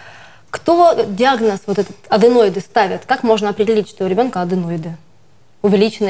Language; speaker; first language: Russian; native; Russian